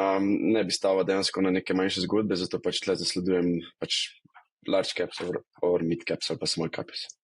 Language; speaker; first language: Slovenian; native; Slovenian